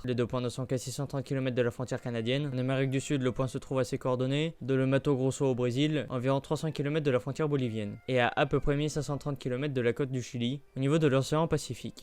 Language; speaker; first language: French; native; French